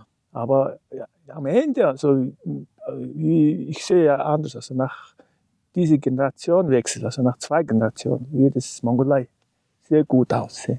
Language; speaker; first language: German; non-native, learner; Mongolian